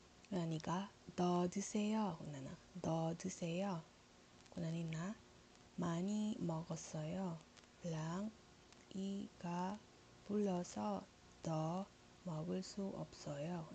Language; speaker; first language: Korean; non-native, learner; Iloko